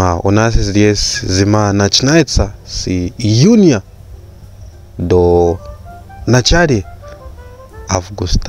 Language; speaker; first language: Russian; non-native, fluent; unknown